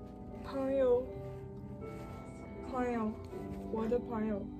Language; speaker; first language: Chinese; non-native, learner; Japanese